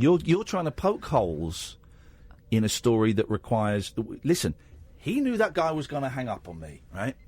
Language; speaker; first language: English; native; English